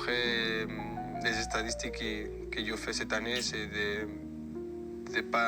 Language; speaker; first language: French; non-native, fluent; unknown